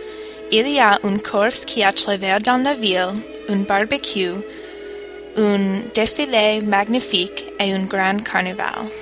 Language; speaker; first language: French; non-native, learner; English